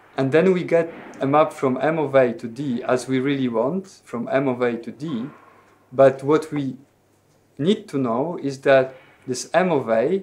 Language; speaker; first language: English; non-native, fluent; Polish